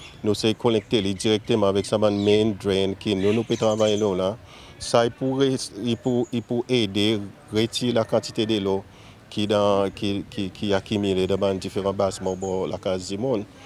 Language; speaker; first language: French; non-native, local second language; Seselwa Creole French